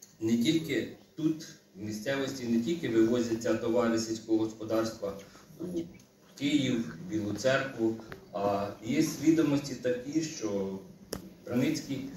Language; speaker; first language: Ukrainian; native; Ukrainian